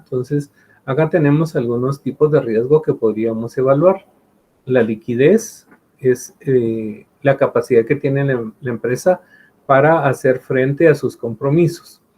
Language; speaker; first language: Spanish; native; Spanish